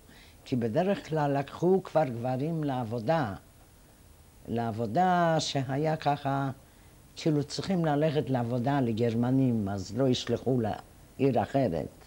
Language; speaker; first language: Hebrew; non-native, fluent; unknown